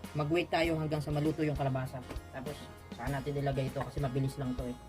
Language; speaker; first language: Filipino; native; Filipino